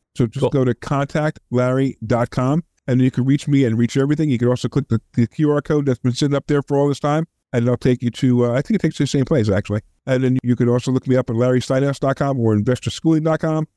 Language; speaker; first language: English; native; English